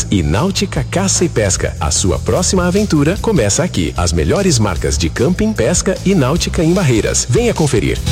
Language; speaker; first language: Portuguese; native; Portuguese